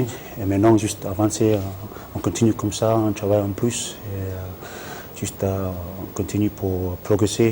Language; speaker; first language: French; non-native, learner; English